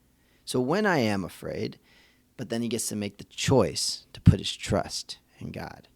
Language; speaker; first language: English; native; English